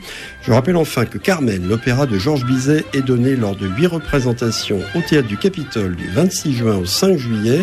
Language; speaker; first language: French; native; French